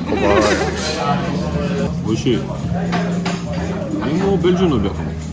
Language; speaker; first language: Japanese; non-native, learner; French